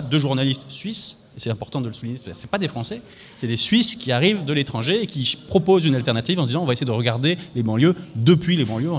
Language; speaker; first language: French; native; French